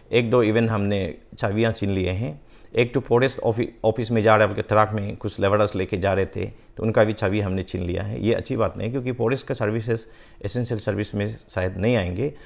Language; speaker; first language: Hindi; non-native, local second language; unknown